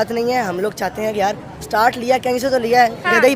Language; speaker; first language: Hindi; non-native, local second language; Punjabi